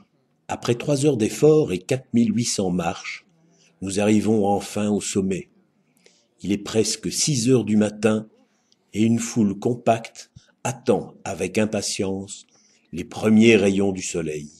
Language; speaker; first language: French; native; French